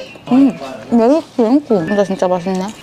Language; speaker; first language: Chinese; non-native, fluent; Korean